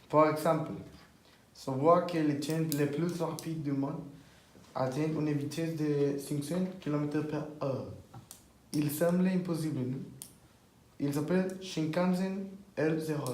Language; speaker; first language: French; non-native, learner; Spanish